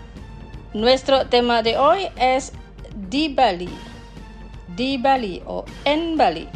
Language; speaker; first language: Spanish; non-native, fluent; Indonesian